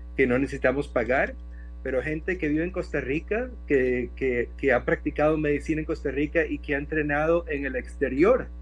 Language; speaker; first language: Spanish; native; Spanish